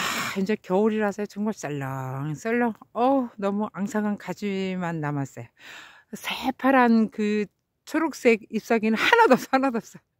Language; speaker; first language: Korean; native; Korean